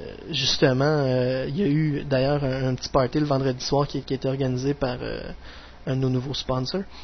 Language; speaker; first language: French; native; French